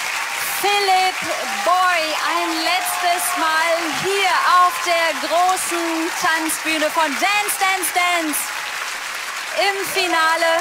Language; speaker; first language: German; native; German